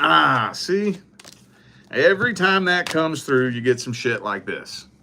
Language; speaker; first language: English; native; English